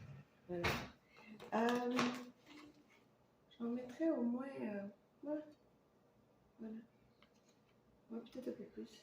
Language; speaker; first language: French; native; French